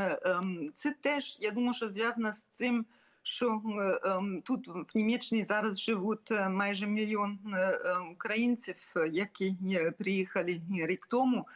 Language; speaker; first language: Ukrainian; non-native, fluent; German